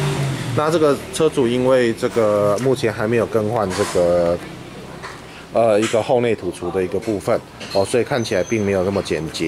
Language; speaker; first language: Chinese; native; Chinese